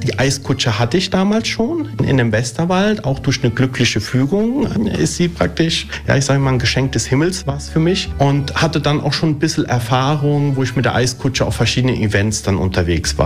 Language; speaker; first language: German; early bilingual, other home language; Italian